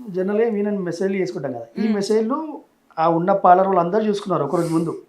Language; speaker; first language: Telugu; native; Telugu